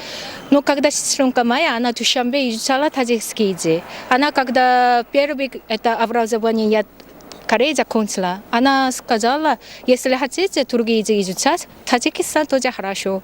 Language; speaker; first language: Russian; non-native, learner; Korean